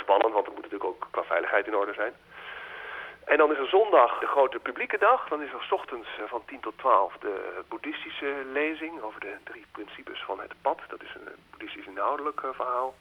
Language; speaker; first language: Dutch; native; Dutch